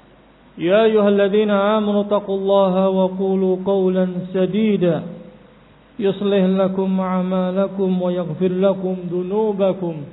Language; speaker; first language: Arabic; non-native, fluent; Indonesian